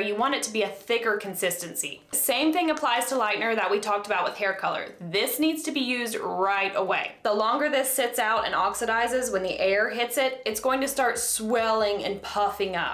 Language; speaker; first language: English; native; English